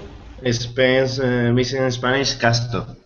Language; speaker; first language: English; non-native, fluent; Spanish